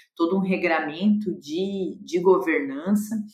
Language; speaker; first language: Portuguese; native; Portuguese